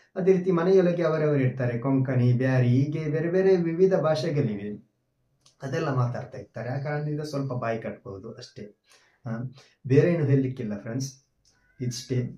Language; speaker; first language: Kannada; non-native, local second language; Malayalam